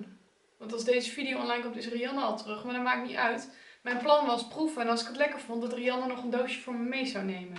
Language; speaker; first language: Dutch; native; Dutch